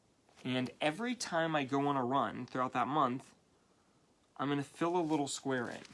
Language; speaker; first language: English; native; English